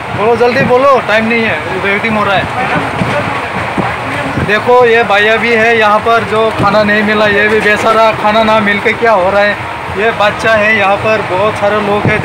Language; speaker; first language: Hindi; non-native, local second language; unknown